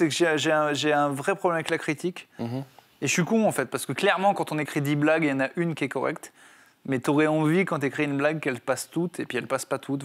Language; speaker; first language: French; native; French